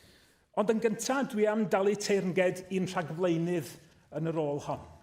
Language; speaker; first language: Welsh; native; Welsh